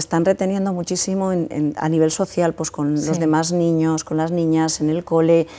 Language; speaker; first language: Spanish; native; Spanish